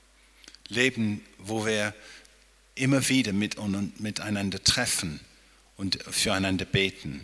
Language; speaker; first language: German; non-native, fluent; English